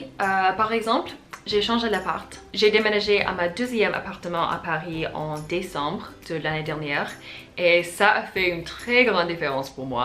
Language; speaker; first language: French; non-native, fluent; English